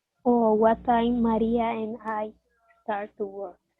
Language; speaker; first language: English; non-native, learner; Spanish